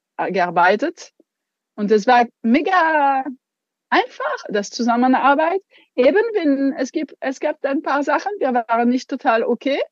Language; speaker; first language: German; non-native, local second language; French